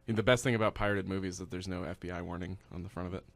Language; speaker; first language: English; native; English